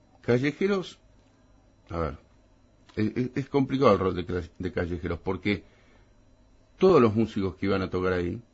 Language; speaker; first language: Spanish; native; Spanish